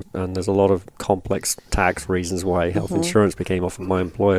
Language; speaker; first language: English; native; English